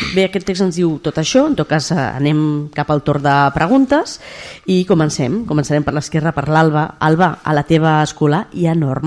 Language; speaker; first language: Catalan; native; Catalan